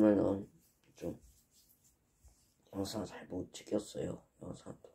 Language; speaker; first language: Korean; non-native, learner; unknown